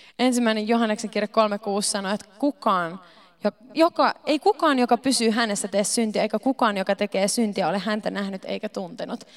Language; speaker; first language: Finnish; early bilingual, heritage; Finnish